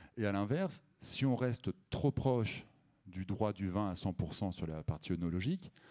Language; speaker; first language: French; native; French